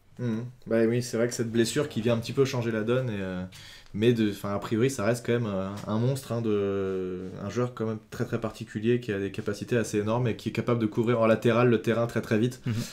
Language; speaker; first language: French; native; French